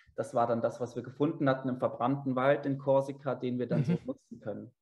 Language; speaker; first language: German; native; German